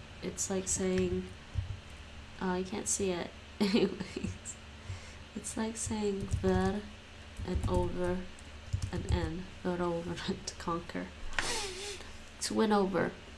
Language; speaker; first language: English; native; English